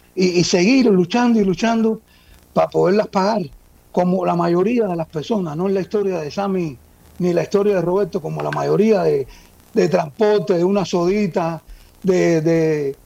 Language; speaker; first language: Spanish; native; Spanish